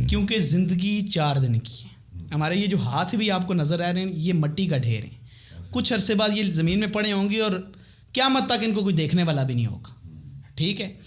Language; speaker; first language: Urdu; non-native, local second language; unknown